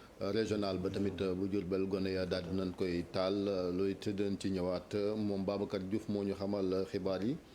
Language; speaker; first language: Wolof; native; Wolof